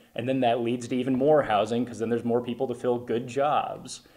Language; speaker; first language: English; native; English